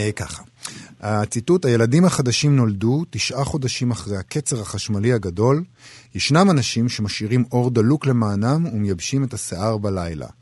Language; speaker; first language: Hebrew; native; Hebrew